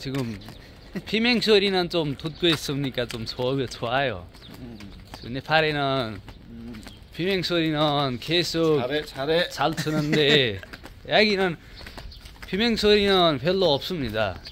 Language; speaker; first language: Korean; non-native, learner; Nepali